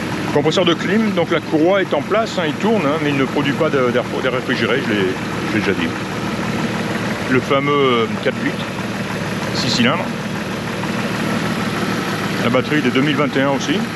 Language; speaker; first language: French; native; French